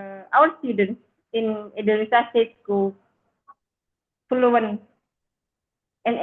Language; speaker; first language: English; non-native, fluent; Indonesian